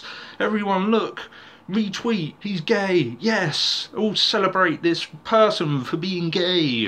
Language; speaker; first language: English; native; English